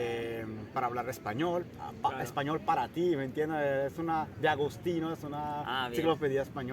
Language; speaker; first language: Spanish; non-native, fluent; Italian